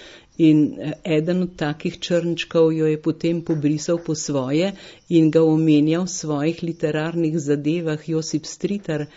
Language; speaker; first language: Slovenian; native; Slovenian